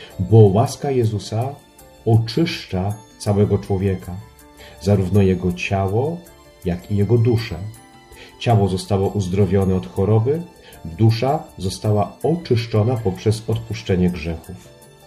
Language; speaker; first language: Polish; native; Polish